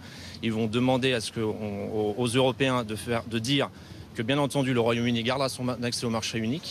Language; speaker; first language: French; native; French